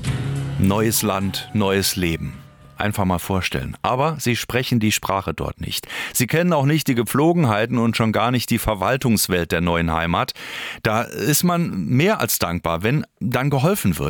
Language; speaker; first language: German; native; German